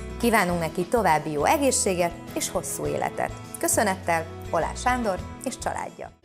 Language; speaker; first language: Hungarian; native; Hungarian